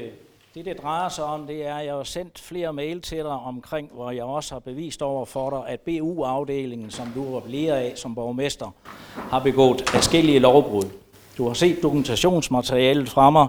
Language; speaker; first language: Danish; native; Danish